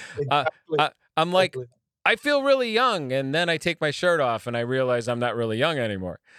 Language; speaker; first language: English; native; English